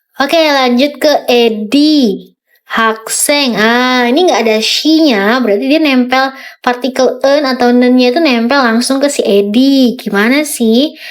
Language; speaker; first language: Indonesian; native; Indonesian